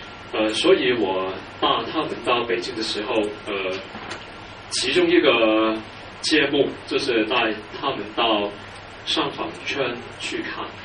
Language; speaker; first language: Chinese; non-native, local second language; Cantonese